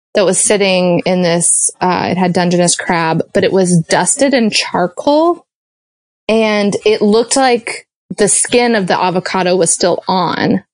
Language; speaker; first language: English; native; English